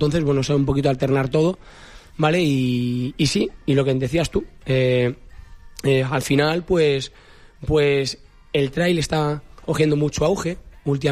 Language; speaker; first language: Spanish; native; Spanish